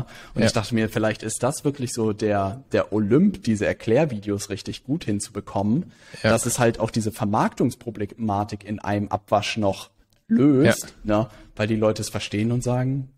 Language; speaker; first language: German; native; German